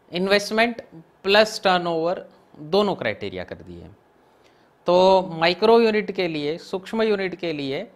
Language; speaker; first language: Hindi; non-native, local second language; Gujarati